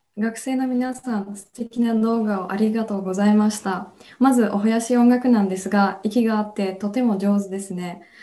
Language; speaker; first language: Japanese; non-native, fluent; Tajik